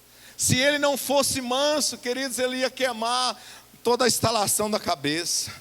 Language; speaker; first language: Portuguese; native; Portuguese